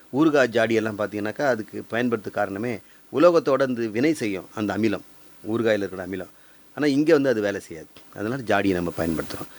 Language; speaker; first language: Tamil; native; Tamil